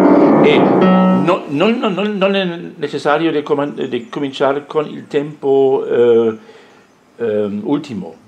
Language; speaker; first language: Italian; non-native, learner; German